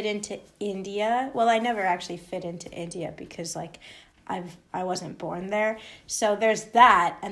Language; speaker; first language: English; native; English